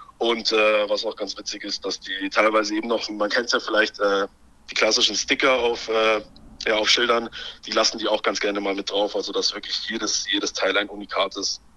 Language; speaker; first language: German; native; German